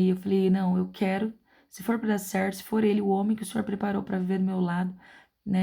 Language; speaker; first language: Portuguese; native; Portuguese